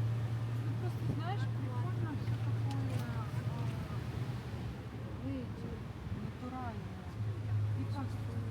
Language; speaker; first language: Russian; native; Russian